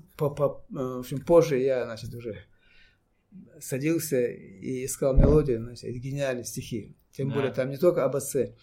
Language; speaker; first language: Russian; non-native, local second language; Chechen